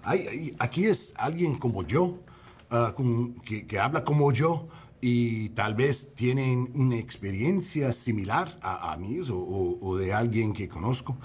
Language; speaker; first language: Spanish; non-native, learner; English